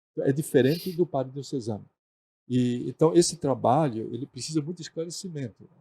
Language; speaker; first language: Portuguese; non-native, local second language; German